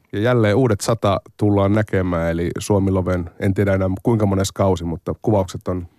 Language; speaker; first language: Finnish; native; Finnish